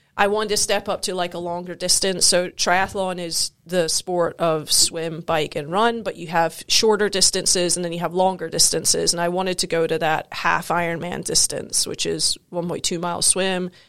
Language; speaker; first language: English; native; English